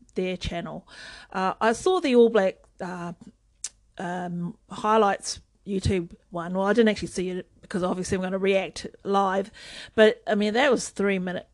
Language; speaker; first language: English; native; English